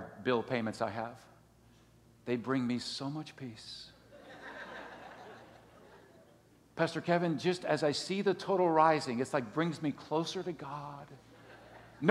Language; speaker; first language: English; native; English